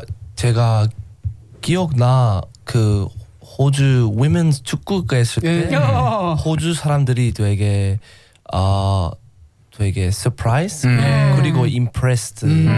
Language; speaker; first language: Korean; non-native, learner; English